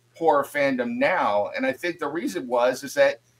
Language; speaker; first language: English; native; English